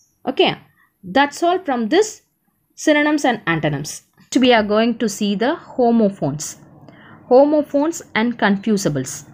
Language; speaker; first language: English; non-native, local second language; Tamil